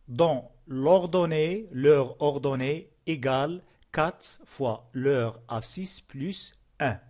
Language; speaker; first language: French; non-native, local second language; Arabic